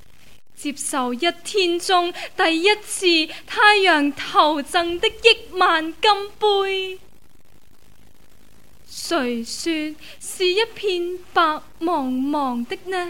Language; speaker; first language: Chinese; non-native, local second language; Cantonese